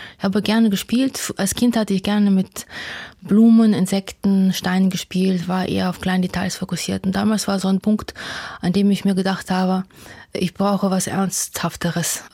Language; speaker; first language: German; non-native, fluent; Russian